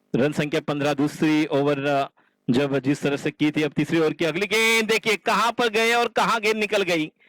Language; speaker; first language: Hindi; non-native, local second language; Marathi